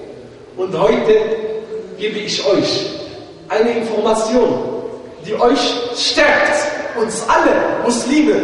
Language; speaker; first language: German; non-native, fluent; Arabic